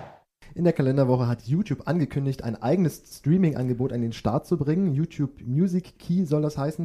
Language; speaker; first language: German; native; German